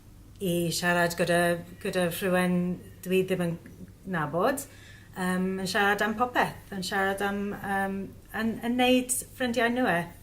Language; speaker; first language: Welsh; non-native, learner; English